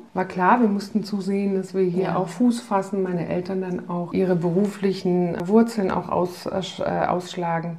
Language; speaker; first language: German; early bilingual, other home language; Polish